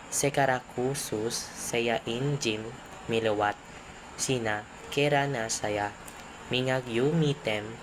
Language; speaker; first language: Indonesian; non-native, learner; Filipino